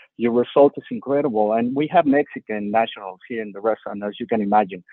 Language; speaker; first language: English; non-native, fluent; Spanish